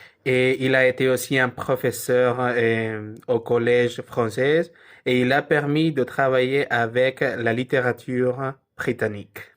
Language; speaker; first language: French; non-native, learner; Spanish